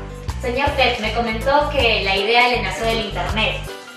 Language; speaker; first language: Spanish; native; Spanish